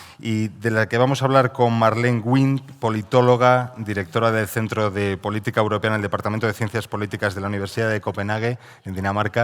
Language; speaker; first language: Spanish; native; Spanish